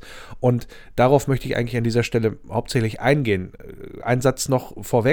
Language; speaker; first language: German; native; German